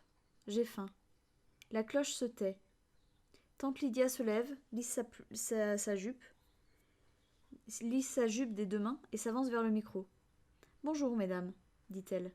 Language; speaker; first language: French; native; French